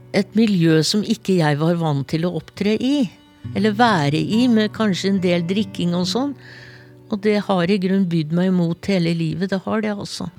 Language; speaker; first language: Norwegian; native; Norwegian